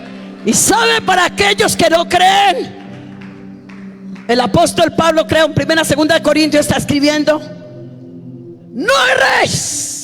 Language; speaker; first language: Spanish; native; Spanish